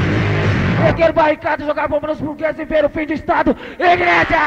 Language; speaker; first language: Portuguese; native; Portuguese